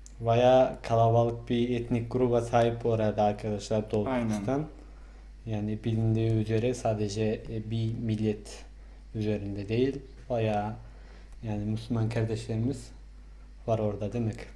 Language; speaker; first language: Turkish; non-native, fluent; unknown